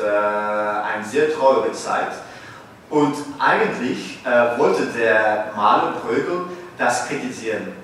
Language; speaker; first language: German; non-native, fluent; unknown